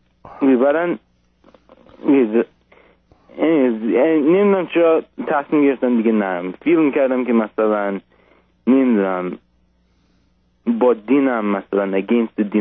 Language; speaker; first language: Persian; early bilingual, heritage; Persian